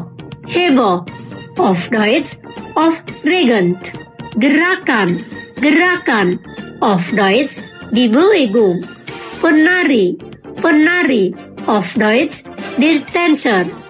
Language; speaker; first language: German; non-native, fluent; Indonesian